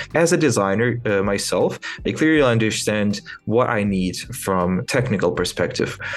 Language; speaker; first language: English; non-native, fluent; Ukrainian